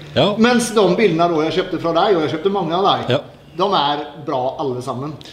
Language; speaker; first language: Norwegian; native; Norwegian